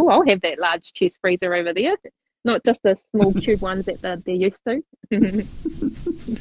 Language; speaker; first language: English; native; English